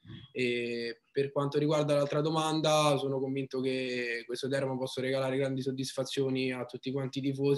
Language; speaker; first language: Italian; native; Italian